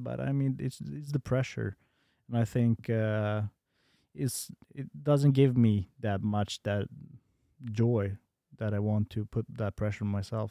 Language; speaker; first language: English; non-native, fluent; Bosnian